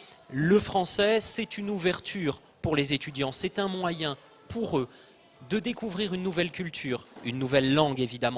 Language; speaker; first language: French; native; French